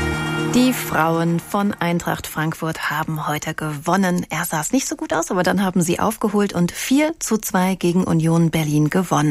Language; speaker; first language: German; native; German